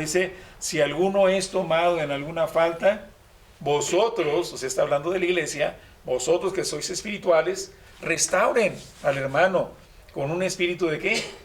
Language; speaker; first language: Spanish; native; Spanish